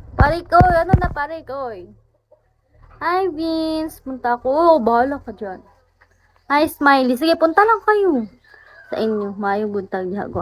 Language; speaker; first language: Filipino; non-native, local second language; Cebuano